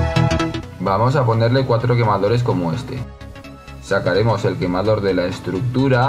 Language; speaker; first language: Spanish; native; Spanish